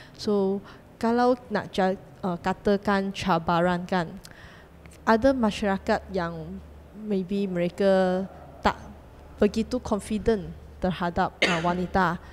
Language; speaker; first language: Malay; non-native, local second language; Chinese